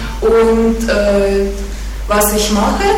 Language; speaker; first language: German; non-native, fluent; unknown